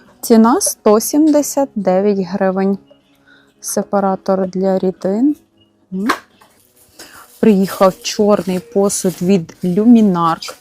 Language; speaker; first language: Ukrainian; native; Ukrainian